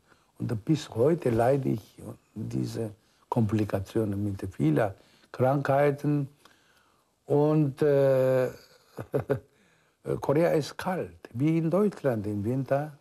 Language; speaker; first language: German; non-native, fluent; Korean